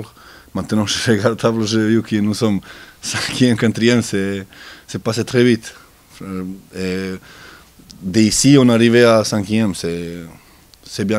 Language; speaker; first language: French; non-native, learner; Serbian